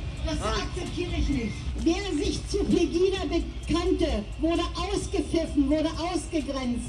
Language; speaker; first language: German; native; German